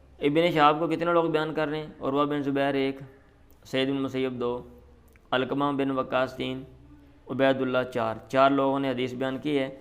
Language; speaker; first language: Urdu; non-native, local second language; Punjabi